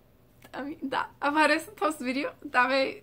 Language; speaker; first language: Bulgarian; early bilingual, heritage; Bulgarian